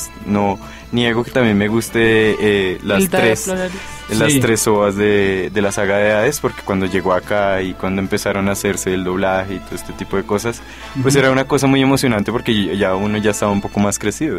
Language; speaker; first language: Spanish; native; Spanish